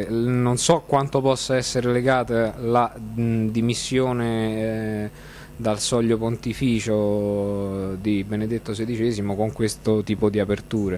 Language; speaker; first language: Italian; native; Italian